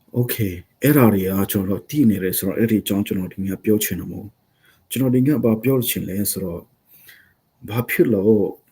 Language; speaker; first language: Burmese; non-native, local second language; Hakha Chin